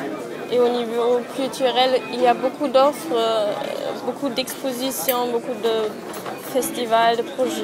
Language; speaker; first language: French; non-native, fluent; German